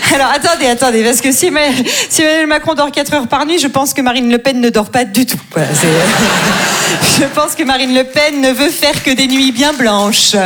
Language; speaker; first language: French; native; French